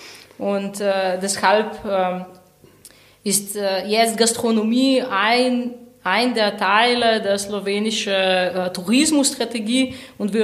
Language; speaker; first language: German; non-native, fluent; Slovenian